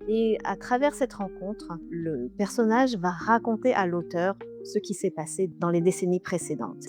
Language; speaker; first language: French; native; French